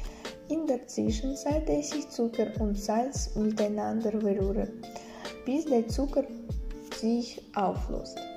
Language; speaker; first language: German; non-native, learner; Russian